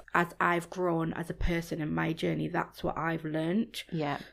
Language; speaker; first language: English; native; English